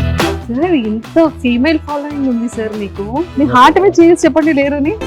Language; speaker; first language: Telugu; native; Telugu